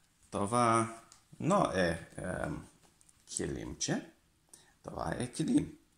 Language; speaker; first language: Bulgarian; non-native, learner; Russian